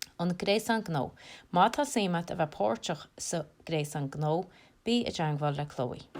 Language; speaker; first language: Irish; native; Irish